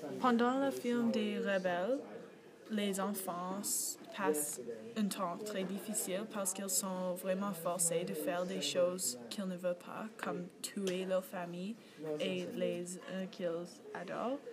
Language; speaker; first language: French; non-native, learner; English